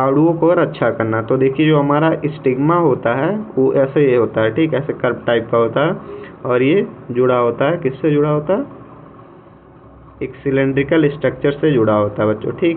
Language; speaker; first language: Hindi; native; Hindi